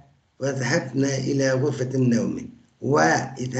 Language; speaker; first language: Arabic; non-native, fluent; Turkish